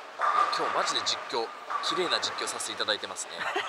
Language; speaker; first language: Japanese; native; Japanese